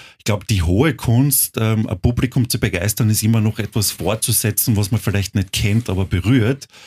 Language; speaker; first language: German; native; German